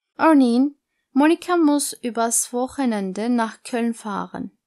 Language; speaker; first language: German; non-native, fluent; Turkish